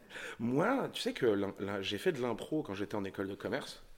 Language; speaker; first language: French; native; French